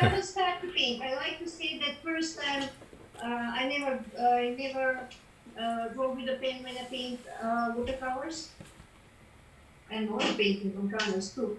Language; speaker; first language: English; non-native, fluent; Macedonian